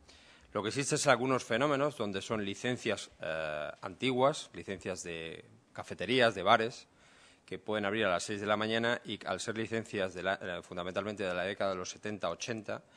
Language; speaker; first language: Spanish; native; Spanish